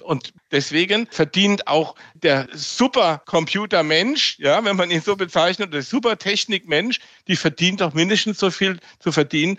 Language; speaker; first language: German; native; German